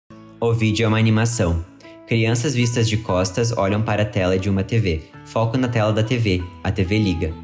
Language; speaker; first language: Portuguese; native; Portuguese